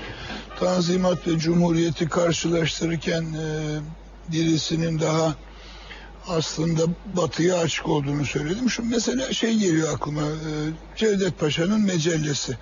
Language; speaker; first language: Turkish; native; Turkish